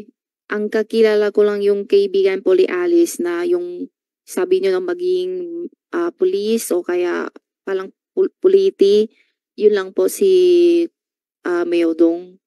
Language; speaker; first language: Filipino; non-native, learner; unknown